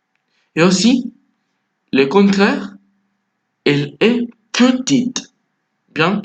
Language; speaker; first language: French; non-native, fluent; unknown